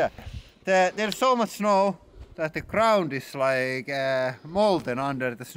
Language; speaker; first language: English; non-native, fluent; Finnish